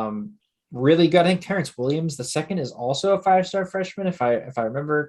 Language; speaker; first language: English; native; English